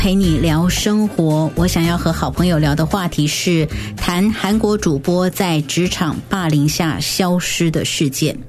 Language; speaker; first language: Chinese; native; Chinese